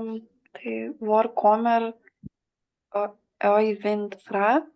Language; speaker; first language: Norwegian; non-native, learner; Lithuanian